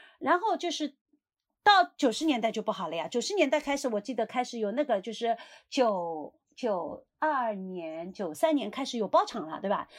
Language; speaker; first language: Chinese; native; Chinese